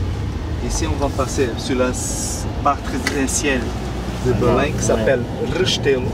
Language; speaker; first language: French; non-native, fluent; Portuguese